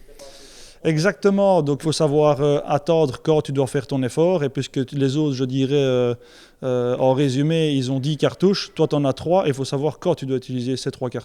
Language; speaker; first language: French; native; French